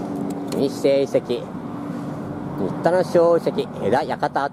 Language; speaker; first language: Japanese; native; Japanese